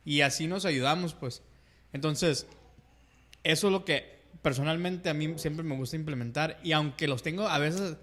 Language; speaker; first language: Spanish; early bilingual, heritage; Spanish